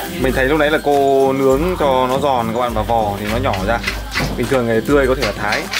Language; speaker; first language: Vietnamese; non-native, local second language; Hmong